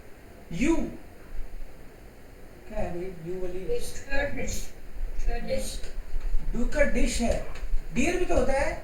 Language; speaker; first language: Hindi; native; Hindi